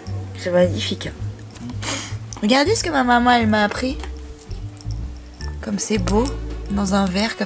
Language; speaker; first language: French; native; French